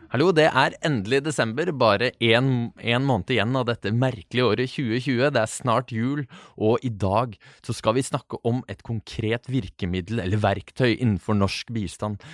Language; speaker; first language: Norwegian; native; Norwegian